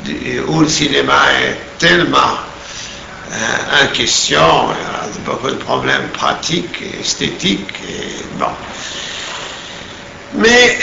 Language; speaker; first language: French; non-native, fluent; Portuguese